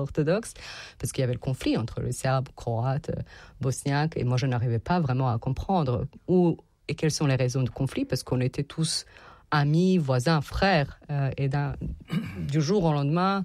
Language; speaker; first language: French; non-native, fluent; Serbian